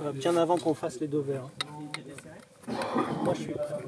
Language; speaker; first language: French; native; French